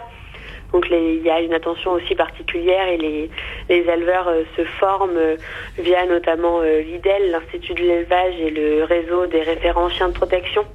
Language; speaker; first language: French; native; French